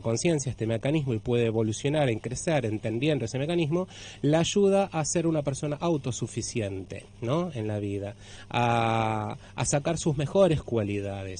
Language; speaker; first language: Spanish; native; Spanish